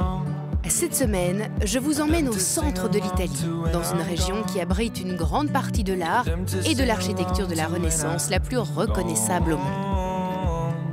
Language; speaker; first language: French; native; French